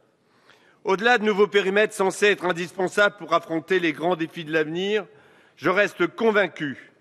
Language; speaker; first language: French; native; French